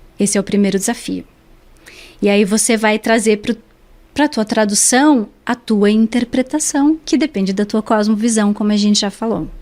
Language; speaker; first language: Portuguese; early bilingual, other home language; English